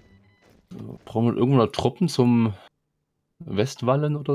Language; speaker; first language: German; native; German